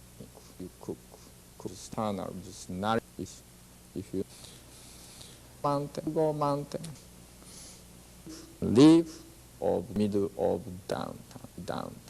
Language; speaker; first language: English; non-native, learner; Japanese